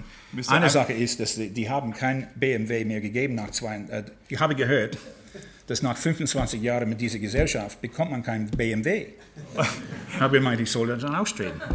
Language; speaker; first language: German; non-native, fluent; English